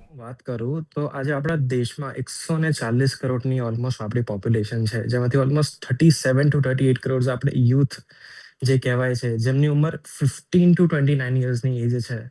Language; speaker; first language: Gujarati; native; Gujarati